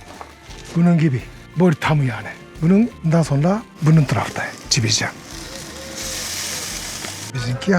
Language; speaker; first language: Turkish; non-native, learner; Japanese